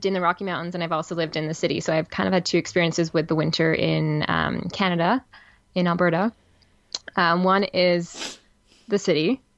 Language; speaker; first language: English; native; English